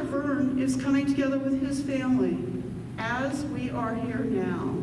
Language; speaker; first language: English; native; English